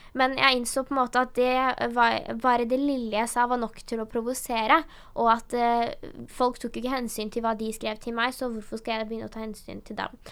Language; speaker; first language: Norwegian; early bilingual, other home language; Urdu